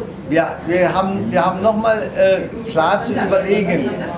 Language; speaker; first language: German; native; German